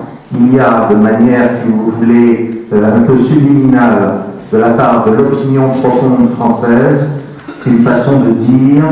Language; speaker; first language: French; native; French